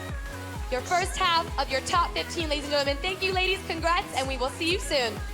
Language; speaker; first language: English; native; English